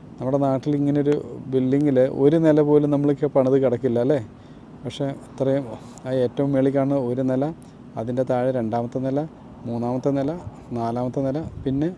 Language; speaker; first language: Malayalam; native; Malayalam